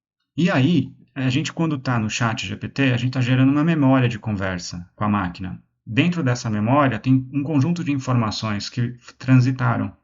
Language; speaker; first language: Portuguese; native; Portuguese